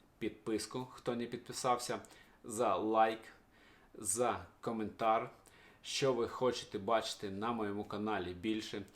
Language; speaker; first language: Ukrainian; non-native, local second language; Russian